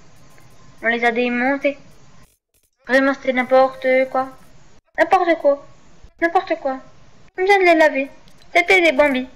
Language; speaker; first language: French; native; French